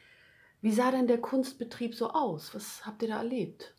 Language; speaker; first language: German; native; German